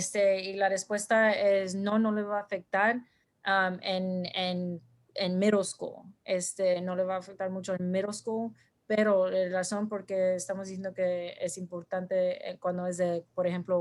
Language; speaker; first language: Spanish; early bilingual, heritage; Spanish